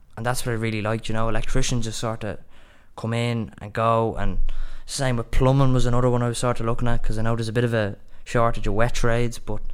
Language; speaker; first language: English; native; English